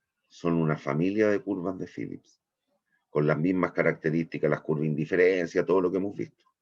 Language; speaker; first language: Spanish; native; Spanish